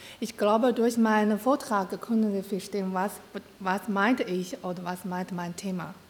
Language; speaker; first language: German; non-native, learner; Chinese